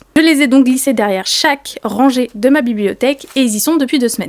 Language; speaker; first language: French; native; French